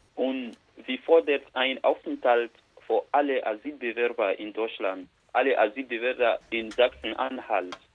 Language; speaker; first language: German; non-native, learner; Bambara